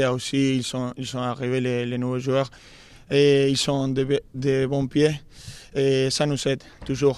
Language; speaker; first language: French; non-native, fluent; Spanish